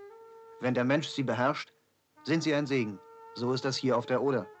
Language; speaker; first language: German; native; German